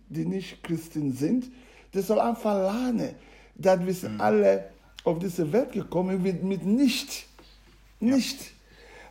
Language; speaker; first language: German; non-native, learner; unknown